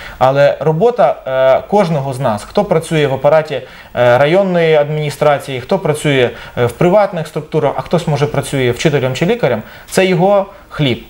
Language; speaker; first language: Ukrainian; native; Ukrainian